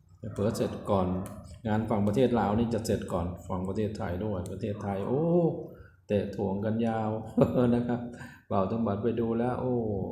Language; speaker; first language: Thai; non-native, local second language; Northeastern Thai